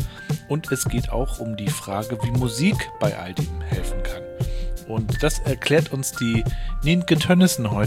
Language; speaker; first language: German; native; German